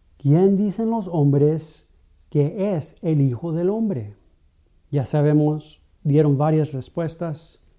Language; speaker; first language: Spanish; non-native, fluent; English